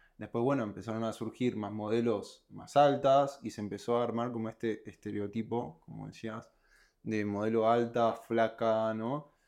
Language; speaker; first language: Spanish; native; Spanish